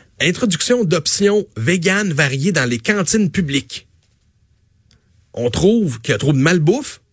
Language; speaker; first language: French; native; French